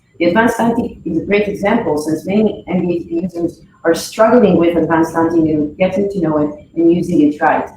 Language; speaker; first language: English; non-native, fluent; Hebrew